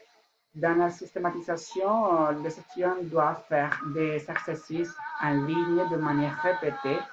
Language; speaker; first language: French; non-native, learner; Spanish